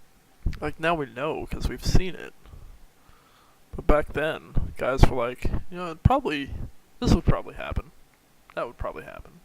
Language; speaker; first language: English; native; English